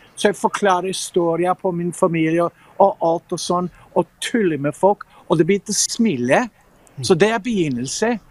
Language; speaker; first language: Norwegian; non-native, fluent; English